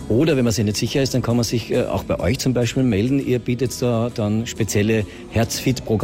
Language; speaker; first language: German; native; German